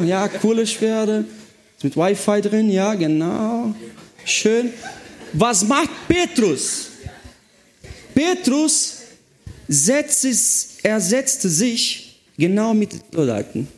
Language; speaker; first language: German; non-native, fluent; Portuguese